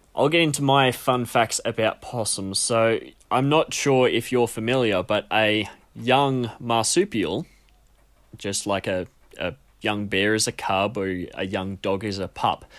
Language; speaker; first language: English; native; English